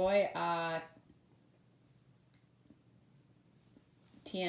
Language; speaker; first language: Spanish; non-native, learner; English